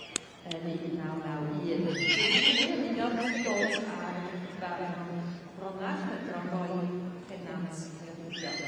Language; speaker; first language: Welsh; native; Welsh